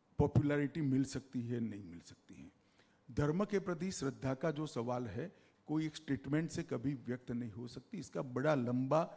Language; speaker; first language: Hindi; non-native, local second language; Gujarati